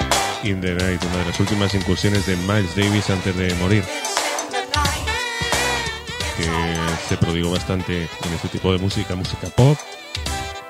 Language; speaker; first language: Spanish; native; Spanish